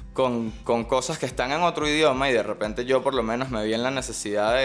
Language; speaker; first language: Spanish; native; Spanish